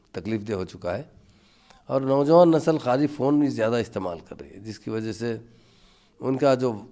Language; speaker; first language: Urdu; native; Urdu